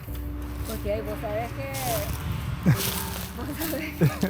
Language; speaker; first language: Spanish; native; Spanish